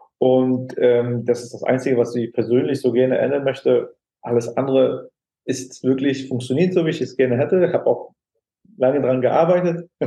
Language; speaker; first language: German; non-native, fluent; Aramaic